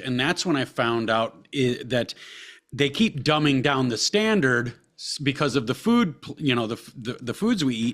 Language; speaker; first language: English; native; English